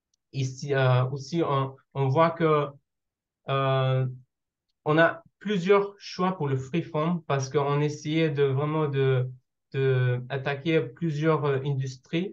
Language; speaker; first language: French; non-native, learner; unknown